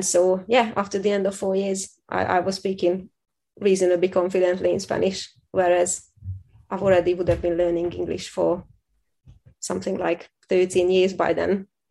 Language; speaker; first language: English; non-native, fluent; Hungarian